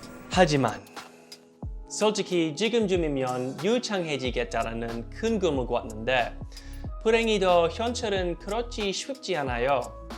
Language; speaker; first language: Korean; non-native, learner; English